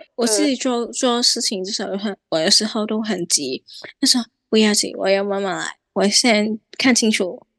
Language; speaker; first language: Chinese; non-native, fluent; Cantonese